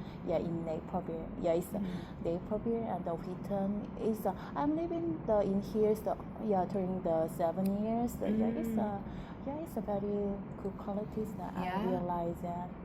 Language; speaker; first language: English; non-native, learner; Korean